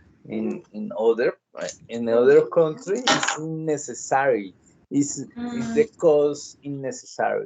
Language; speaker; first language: English; non-native, learner; Spanish